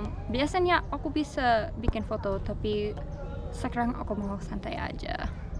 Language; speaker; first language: Indonesian; non-native, learner; English